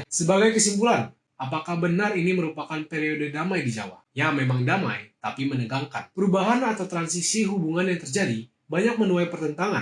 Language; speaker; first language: Indonesian; native; Indonesian